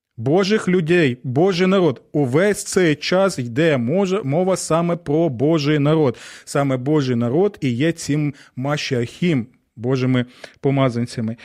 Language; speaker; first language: Ukrainian; non-native, local second language; Russian